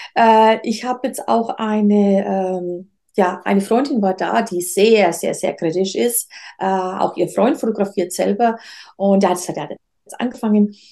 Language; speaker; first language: German; native; German